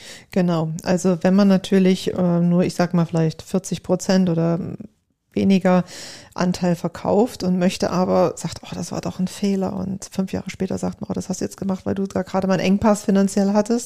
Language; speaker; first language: German; native; German